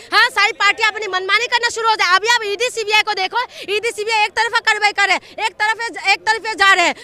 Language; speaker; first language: Hindi; non-native, local second language; Assamese